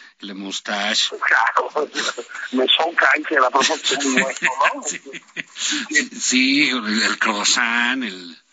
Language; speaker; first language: Spanish; native; Spanish